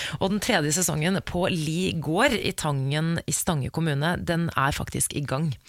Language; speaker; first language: Norwegian; early bilingual, other home language; English